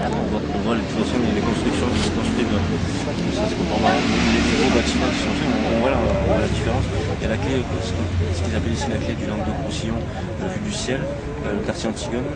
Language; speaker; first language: French; native; French